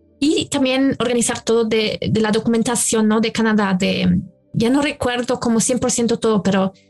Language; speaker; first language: Spanish; non-native, fluent; German